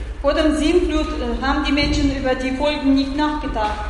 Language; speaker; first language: German; non-native, fluent; Russian